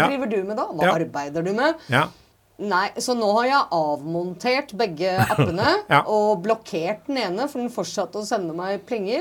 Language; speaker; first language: Norwegian; native; Norwegian